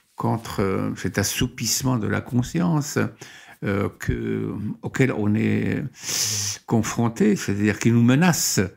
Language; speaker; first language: French; non-native, local second language; Arabic